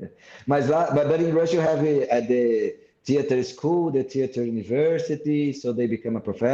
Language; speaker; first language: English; non-native, fluent; Portuguese